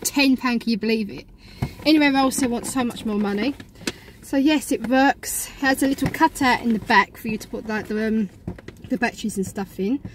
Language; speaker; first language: English; native; English